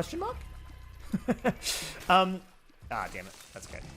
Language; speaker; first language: English; native; English